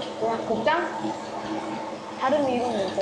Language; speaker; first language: Korean; non-native, learner; Vietnamese